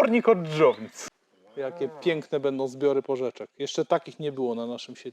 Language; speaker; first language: Polish; native; Polish